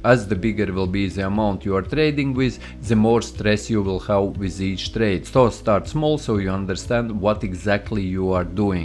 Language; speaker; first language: English; non-native, fluent; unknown